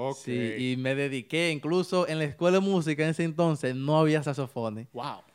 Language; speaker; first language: Spanish; native; Spanish